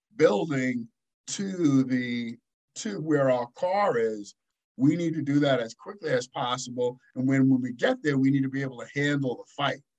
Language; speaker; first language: English; native; English